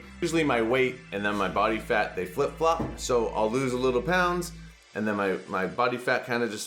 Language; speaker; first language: English; native; English